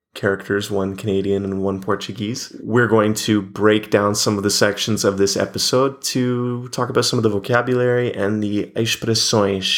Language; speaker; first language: English; native; English